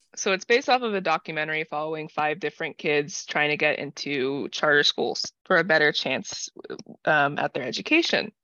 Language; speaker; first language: English; native; English